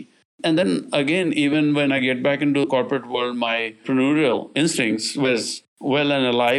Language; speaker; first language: English; non-native, local second language; Hindi